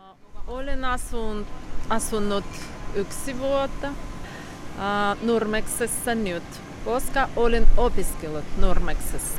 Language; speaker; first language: Finnish; non-native, learner; Russian